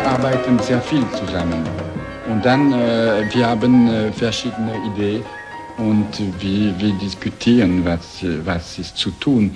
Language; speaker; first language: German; non-native, learner; French